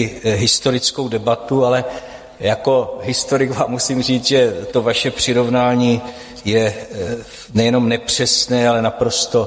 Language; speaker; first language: Czech; native; Czech